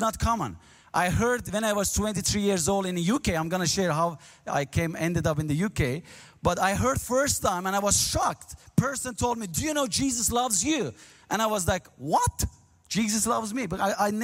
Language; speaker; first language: English; non-native, learner; Azerbaijani